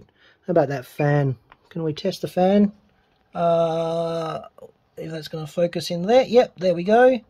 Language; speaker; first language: English; native; English